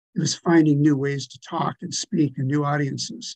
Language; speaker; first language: English; native; English